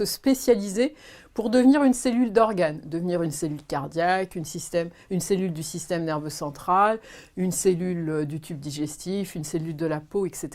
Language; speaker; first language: French; native; French